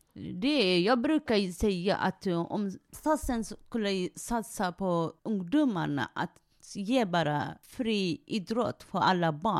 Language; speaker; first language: Swedish; non-native, fluent; Tigrinya